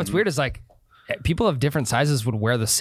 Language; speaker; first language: English; native; English